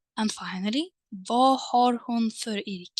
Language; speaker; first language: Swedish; non-native, fluent; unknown